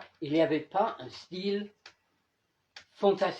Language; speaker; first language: French; non-native, fluent; English